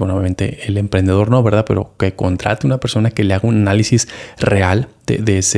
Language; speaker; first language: Spanish; native; Spanish